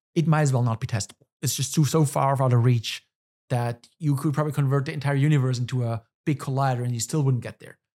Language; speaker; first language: English; non-native, fluent; German